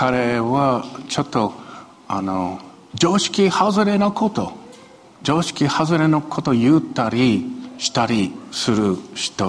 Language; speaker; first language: Japanese; non-native, fluent; Chinese